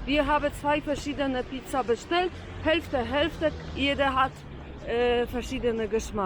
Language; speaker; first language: German; non-native, learner; Polish